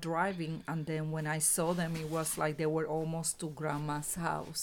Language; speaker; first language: English; non-native, fluent; Spanish